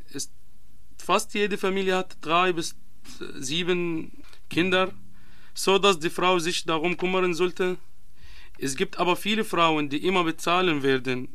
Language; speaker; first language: German; non-native, learner; Arabic